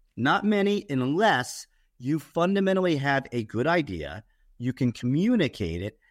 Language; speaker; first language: English; native; English